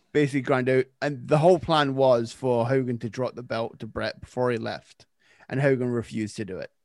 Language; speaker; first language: English; native; English